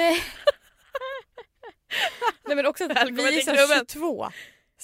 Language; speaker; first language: Swedish; native; Swedish